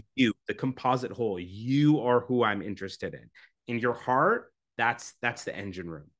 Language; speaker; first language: English; native; English